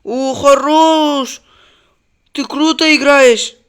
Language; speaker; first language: Russian; non-native, local second language; Uzbek